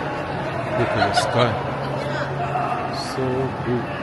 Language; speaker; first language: English; non-native, learner; Chinese